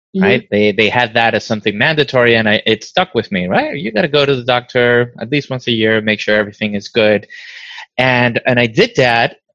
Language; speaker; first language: English; non-native, fluent; Spanish